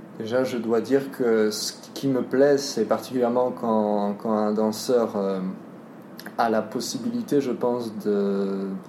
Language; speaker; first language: French; native; French